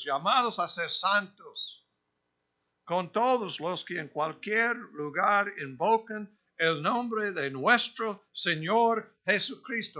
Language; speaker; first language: Spanish; non-native, fluent; English